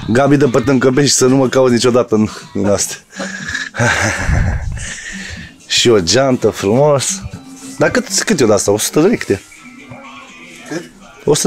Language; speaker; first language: Romanian; native; Romanian